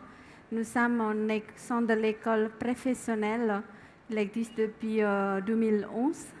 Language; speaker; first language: French; non-native, learner; Indonesian